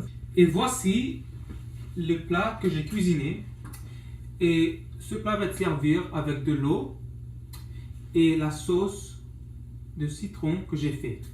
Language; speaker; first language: French; non-native, local second language; English